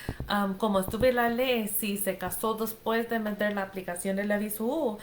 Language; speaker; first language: Spanish; non-native, fluent; English